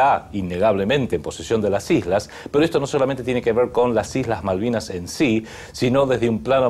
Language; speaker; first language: Spanish; native; Spanish